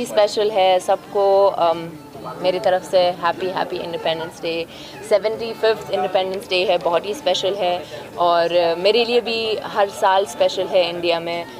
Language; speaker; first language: Hindi; non-native, fluent; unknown